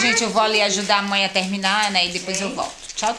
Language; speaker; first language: Portuguese; native; Portuguese